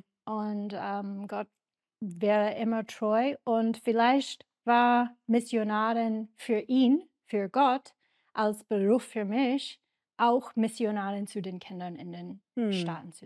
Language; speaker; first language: German; non-native, learner; English